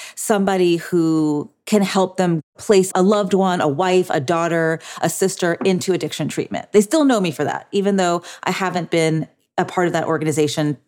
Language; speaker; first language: English; native; English